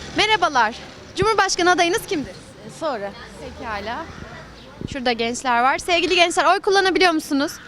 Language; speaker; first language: Turkish; native; Turkish